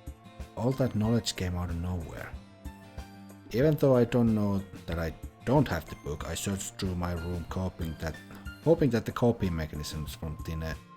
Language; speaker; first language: English; non-native, fluent; Finnish